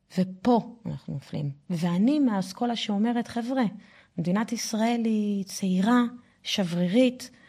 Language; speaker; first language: Hebrew; non-native, fluent; French